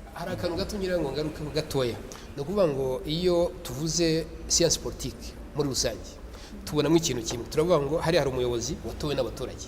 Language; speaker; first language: Kinyarwanda; native; Kinyarwanda